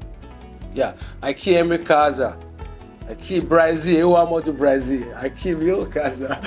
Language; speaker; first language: Portuguese; non-native, learner; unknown